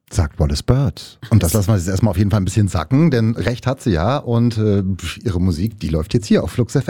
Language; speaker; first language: German; native; German